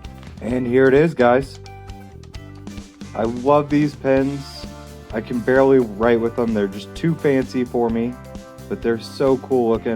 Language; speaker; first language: English; native; English